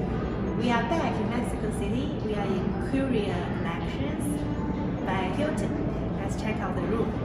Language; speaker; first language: English; non-native, fluent; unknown